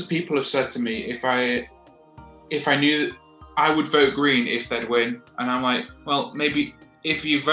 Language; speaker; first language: English; native; English